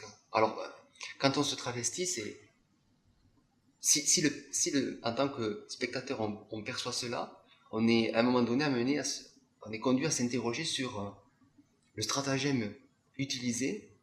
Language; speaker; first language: French; native; French